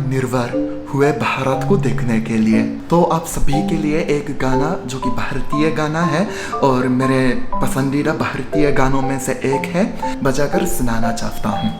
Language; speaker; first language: Hindi; non-native, fluent; Japanese